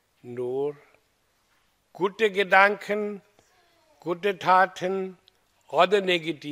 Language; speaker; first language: German; non-native, learner; Hindi